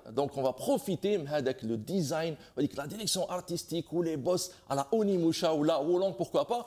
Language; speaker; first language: French; non-native, local second language; Arabic